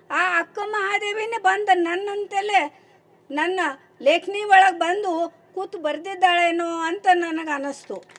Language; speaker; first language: Kannada; non-native, local second language; Marathi